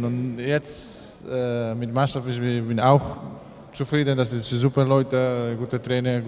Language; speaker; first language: German; non-native, learner; Polish